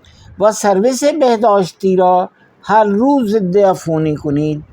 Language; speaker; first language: Persian; non-native, fluent; Urdu